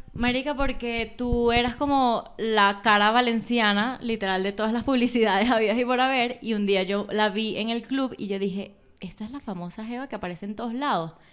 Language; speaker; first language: Spanish; native; Spanish